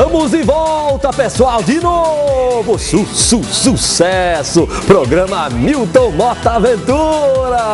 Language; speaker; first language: Portuguese; native; Portuguese